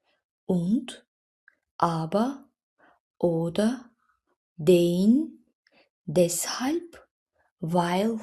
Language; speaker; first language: German; non-native, fluent; Azerbaijani